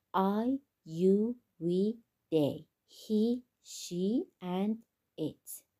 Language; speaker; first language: English; non-native, fluent; Persian